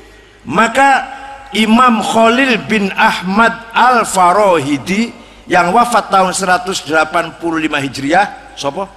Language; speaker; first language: Indonesian; native; Indonesian